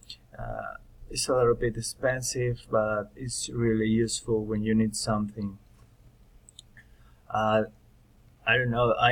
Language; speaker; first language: English; non-native, learner; Spanish